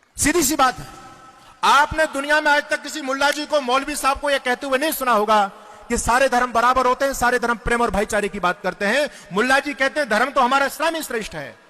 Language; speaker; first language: Hindi; non-native, local second language; Marathi